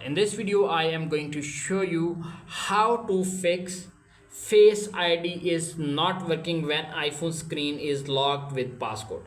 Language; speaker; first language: English; non-native, local second language; Urdu